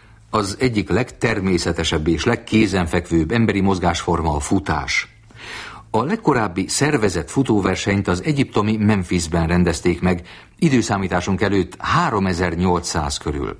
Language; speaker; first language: Hungarian; native; Hungarian